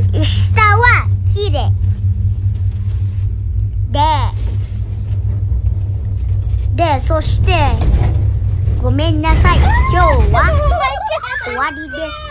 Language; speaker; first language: Japanese; non-native, learner; Indonesian